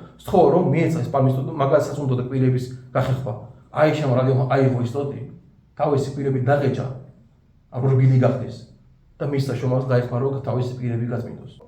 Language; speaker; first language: Georgian; non-native, local second language; Azerbaijani